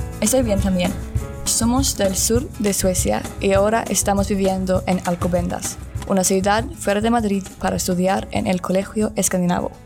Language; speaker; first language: Spanish; non-native, learner; Swedish